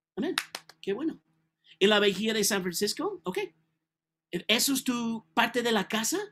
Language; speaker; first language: Spanish; non-native, learner; English